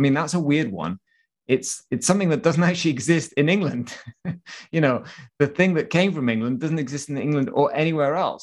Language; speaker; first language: English; native; English